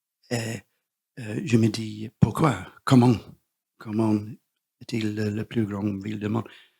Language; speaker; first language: French; non-native, learner; English